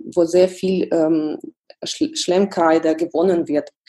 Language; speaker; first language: German; non-native, fluent; Russian